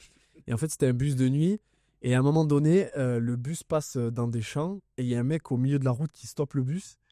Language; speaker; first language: French; native; French